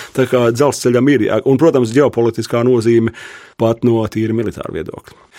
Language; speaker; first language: Latvian; native; Latvian